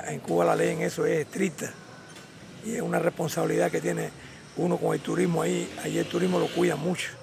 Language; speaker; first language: Spanish; native; Spanish